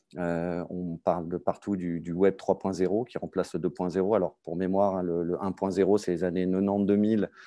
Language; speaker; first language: French; native; French